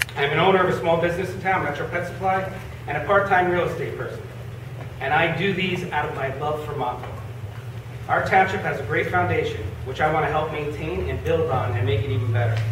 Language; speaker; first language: English; native; English